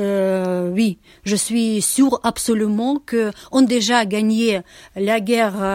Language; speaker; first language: French; non-native, learner; Ukrainian